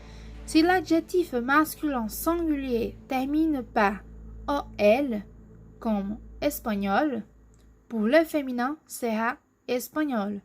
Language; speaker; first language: French; non-native, fluent; Portuguese